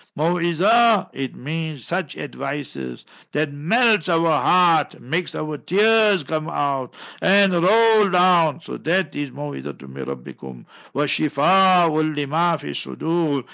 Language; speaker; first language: English; native; English